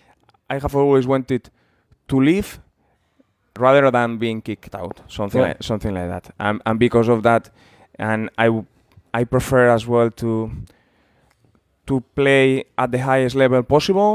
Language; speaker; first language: English; non-native, fluent; Spanish